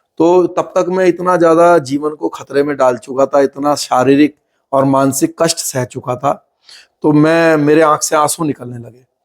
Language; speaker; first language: Hindi; native; Hindi